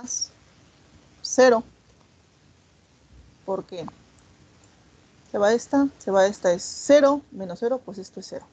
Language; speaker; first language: Spanish; native; Spanish